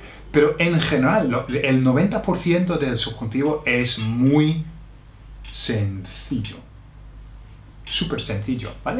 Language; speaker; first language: Spanish; non-native, fluent; English